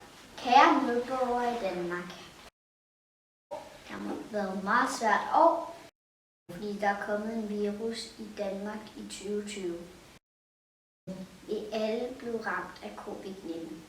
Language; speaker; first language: Danish; non-native, learner; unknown